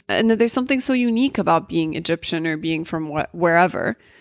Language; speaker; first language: English; early bilingual, other home language; Arabic